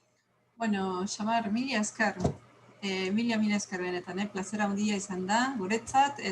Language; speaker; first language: Basque; non-native, fluent; Spanish